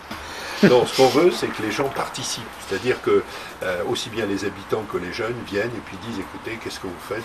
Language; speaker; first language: French; native; French